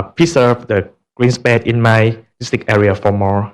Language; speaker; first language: English; non-native, learner; Thai